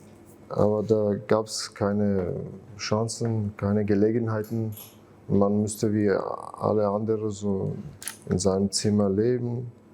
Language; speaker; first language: German; non-native, fluent; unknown